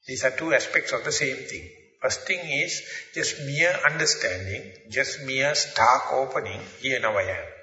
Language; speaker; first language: English; non-native, local second language; Sinhala